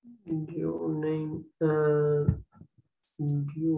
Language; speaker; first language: English; non-native, learner; Spanish